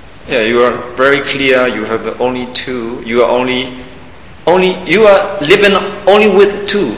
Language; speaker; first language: English; non-native, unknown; Burmese